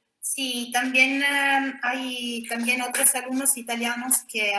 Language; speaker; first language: Spanish; non-native, fluent; Italian